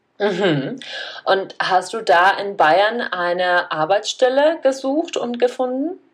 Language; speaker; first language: German; non-native, fluent; Czech